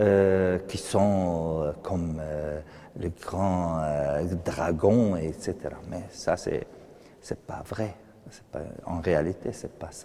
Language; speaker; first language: French; non-native, fluent; Arabic